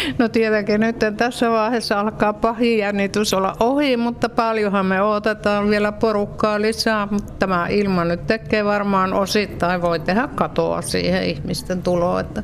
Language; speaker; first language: Finnish; native; Finnish